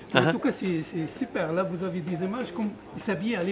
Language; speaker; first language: French; non-native, local second language; Luxembourgish